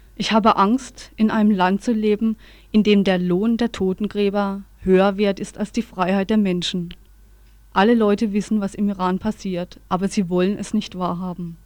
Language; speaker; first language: German; native; German